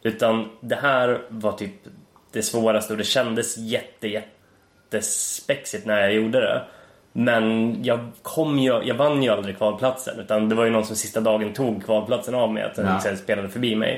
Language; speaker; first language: Swedish; native; Swedish